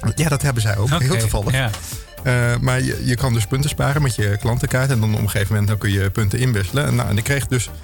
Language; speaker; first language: Dutch; native; Dutch